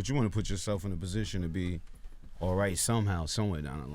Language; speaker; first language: English; native; English